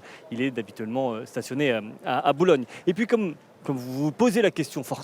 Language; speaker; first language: French; native; French